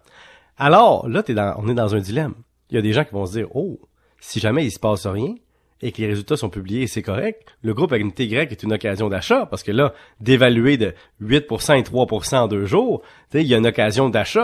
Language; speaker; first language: French; native; French